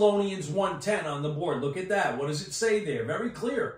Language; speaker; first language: English; native; English